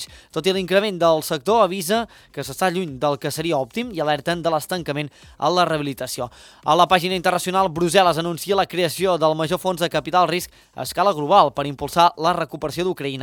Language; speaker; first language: Catalan; native; Catalan